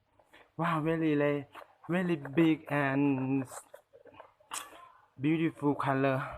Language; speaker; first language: English; non-native, learner; Thai